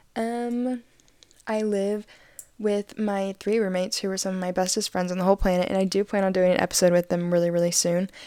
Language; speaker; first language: English; native; English